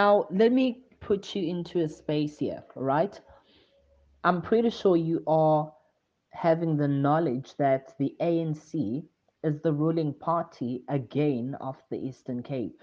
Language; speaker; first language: English; non-native, local second language; Xhosa